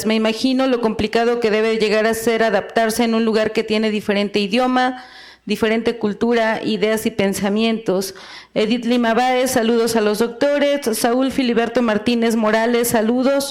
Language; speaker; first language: Spanish; native; Spanish